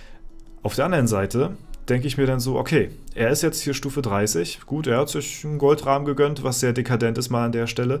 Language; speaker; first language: German; native; German